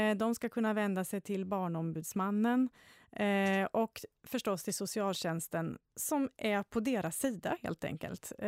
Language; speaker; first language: Swedish; native; Swedish